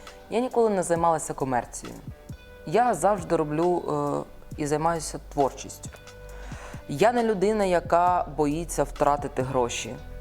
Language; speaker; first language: Ukrainian; non-native, local second language; Russian